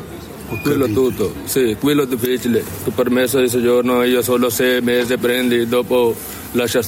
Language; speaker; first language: Italian; non-native, learner; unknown